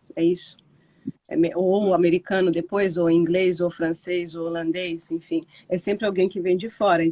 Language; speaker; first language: Portuguese; non-native, fluent; Italian